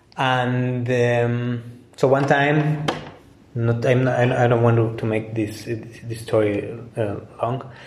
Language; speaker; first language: English; non-native, fluent; Spanish